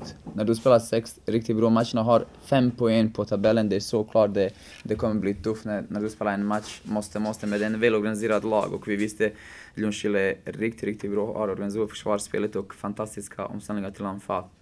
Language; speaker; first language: Swedish; non-native, fluent; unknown